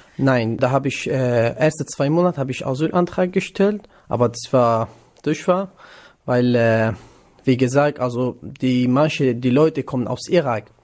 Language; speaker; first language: German; non-native, learner; Kurdish